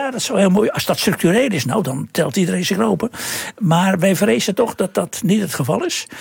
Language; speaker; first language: Dutch; native; Dutch